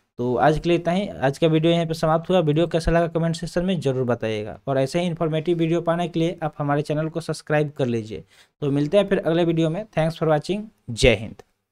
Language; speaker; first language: Hindi; native; Hindi